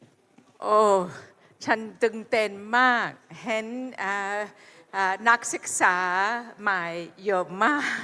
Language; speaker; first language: Thai; non-native, fluent; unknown